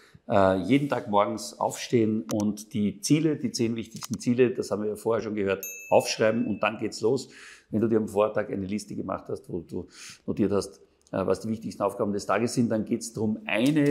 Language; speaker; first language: German; native; German